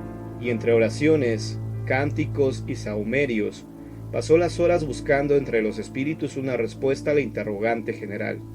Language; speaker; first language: Spanish; native; Spanish